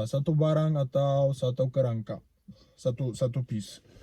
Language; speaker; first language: Indonesian; non-native, learner; Polish